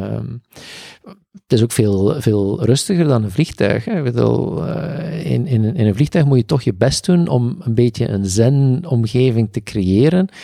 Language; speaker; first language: Dutch; native; Dutch